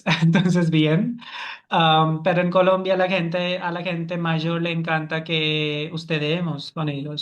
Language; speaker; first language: Spanish; non-native, fluent; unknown